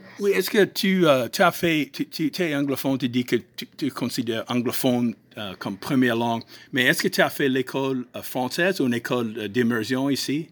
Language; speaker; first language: French; non-native, fluent; English